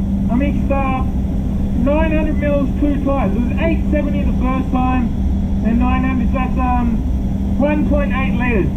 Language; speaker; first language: English; native; English